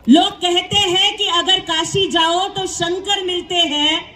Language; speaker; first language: Hindi; non-native, local second language; Marathi